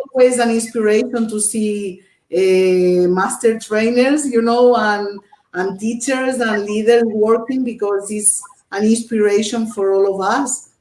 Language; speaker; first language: English; non-native, learner; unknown